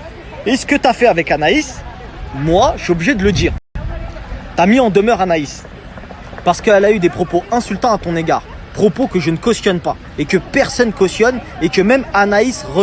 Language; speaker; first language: French; native; French